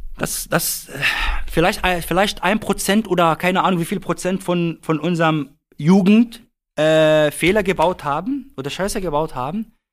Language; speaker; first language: German; non-native, fluent; Arabic